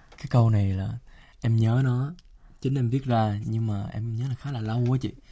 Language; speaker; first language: Vietnamese; early bilingual, heritage; Vietnamese